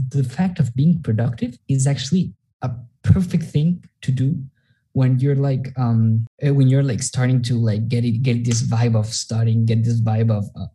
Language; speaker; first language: English; non-native, fluent; Spanish